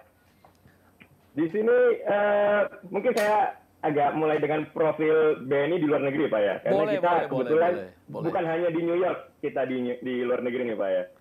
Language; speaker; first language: Indonesian; native; Indonesian